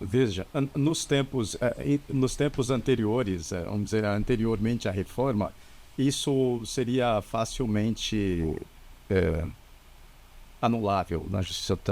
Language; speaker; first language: Portuguese; native; Portuguese